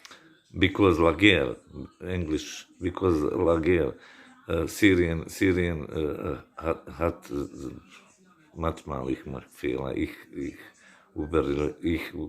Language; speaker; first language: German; non-native, learner; Bosnian